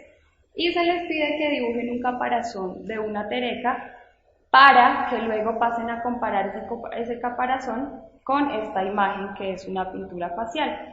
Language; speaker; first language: Spanish; native; Spanish